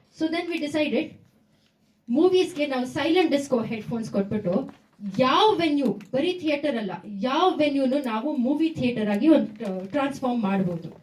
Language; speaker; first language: Kannada; non-native, local second language; Tamil